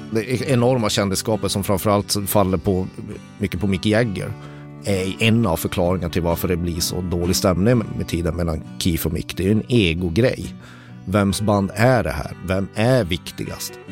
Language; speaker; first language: Swedish; native; Swedish